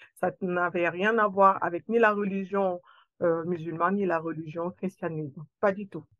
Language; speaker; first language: French; non-native, local second language; Wolof